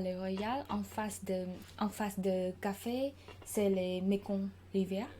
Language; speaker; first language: French; non-native, learner; Khmer